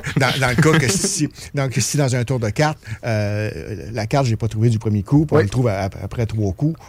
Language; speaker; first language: French; native; French